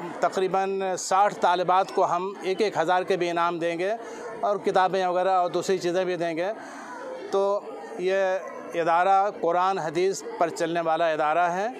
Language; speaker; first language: Urdu; native; Urdu